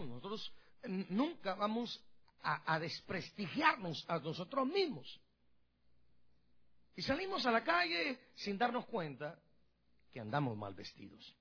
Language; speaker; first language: Spanish; native; Spanish